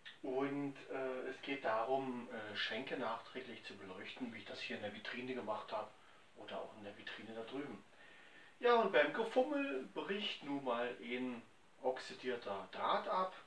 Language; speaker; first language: German; native; German